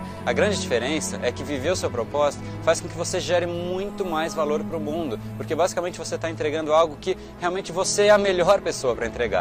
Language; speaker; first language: Portuguese; native; Portuguese